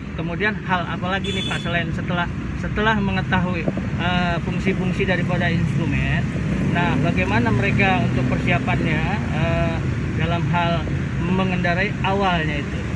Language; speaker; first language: Indonesian; native; Indonesian